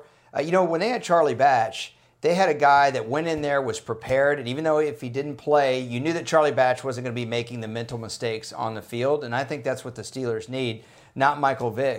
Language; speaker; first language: English; native; English